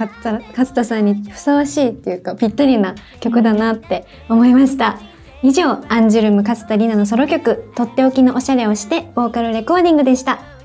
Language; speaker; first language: Japanese; native; Japanese